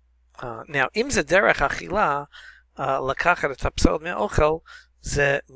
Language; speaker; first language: Hebrew; non-native, fluent; English